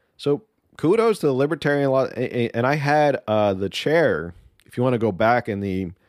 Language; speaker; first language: English; early bilingual, other home language; Spanish